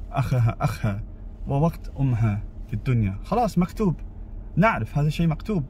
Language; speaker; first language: Arabic; non-native, learner; English